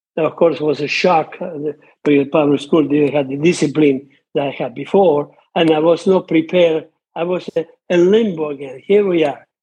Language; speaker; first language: English; non-native, fluent; Italian